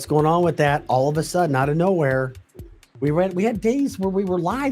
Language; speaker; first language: English; native; English